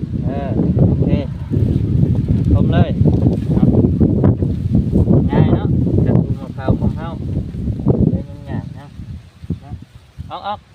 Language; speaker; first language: Thai; non-native, local second language; Lao